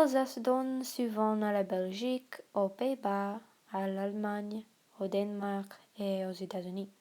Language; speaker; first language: French; non-native, learner; English